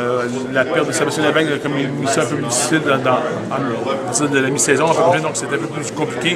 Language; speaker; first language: French; native; French